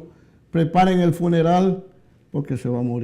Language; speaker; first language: Spanish; native; Spanish